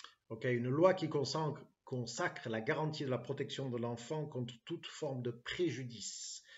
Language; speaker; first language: French; non-native, fluent; English